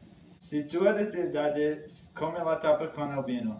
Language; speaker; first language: Spanish; non-native, learner; English